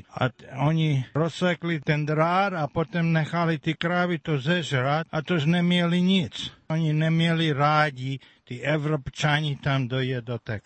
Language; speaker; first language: Czech; early bilingual, heritage; Czech